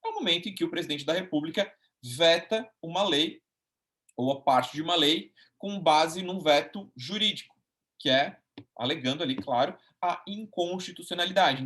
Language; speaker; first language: Portuguese; native; Portuguese